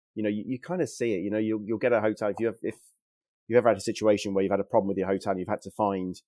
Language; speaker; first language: English; native; English